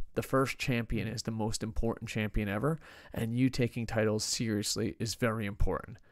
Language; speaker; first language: English; native; English